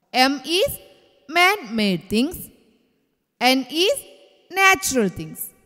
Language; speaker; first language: English; non-native, local second language; Malayalam